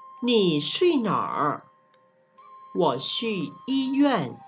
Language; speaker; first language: Chinese; non-native, fluent; Thai